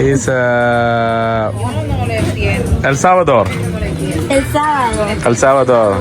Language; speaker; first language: Spanish; non-native, learner; Malayalam